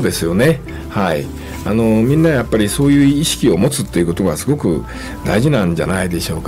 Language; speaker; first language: Japanese; native; Japanese